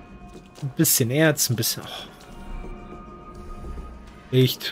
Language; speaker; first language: German; native; German